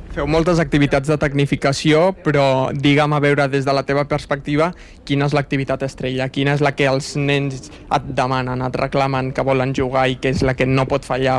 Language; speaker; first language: Catalan; native; Catalan